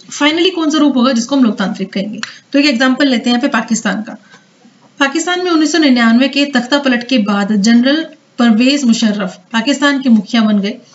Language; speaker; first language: Hindi; native; Hindi